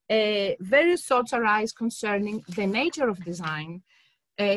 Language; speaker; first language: English; non-native, fluent; Greek